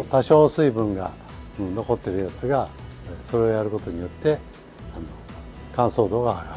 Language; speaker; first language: Japanese; native; Japanese